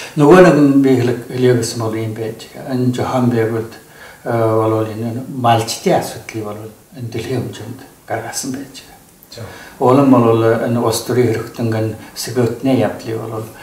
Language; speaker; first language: Mongolian; native; Mongolian